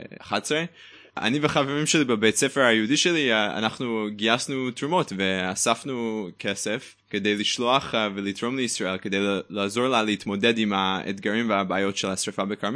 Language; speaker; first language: Hebrew; non-native, fluent; English